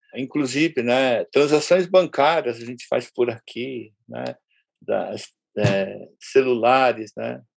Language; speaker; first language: Portuguese; early bilingual, other home language; Japanese